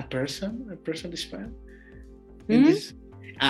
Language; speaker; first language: English; non-native, learner; Spanish